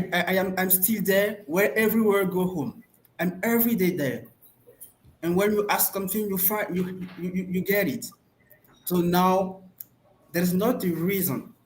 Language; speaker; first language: English; non-native, learner; French